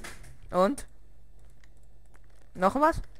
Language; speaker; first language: German; early bilingual, other home language; Russian